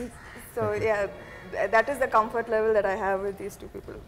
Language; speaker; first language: Telugu; non-native, fluent; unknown